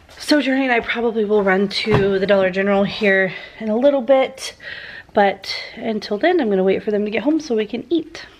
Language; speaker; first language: English; native; English